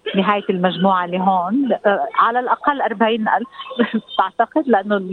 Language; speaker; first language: Arabic; native; Arabic